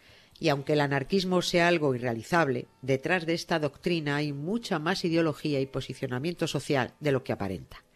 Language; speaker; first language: Spanish; native; Spanish